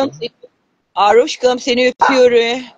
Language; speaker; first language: Turkish; native; Turkish